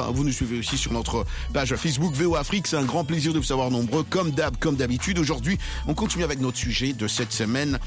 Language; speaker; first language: French; non-native, local second language; Lingala